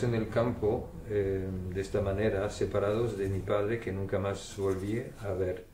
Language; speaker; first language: Spanish; early bilingual, heritage; German